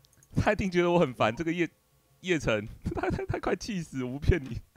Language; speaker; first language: Chinese; native; Chinese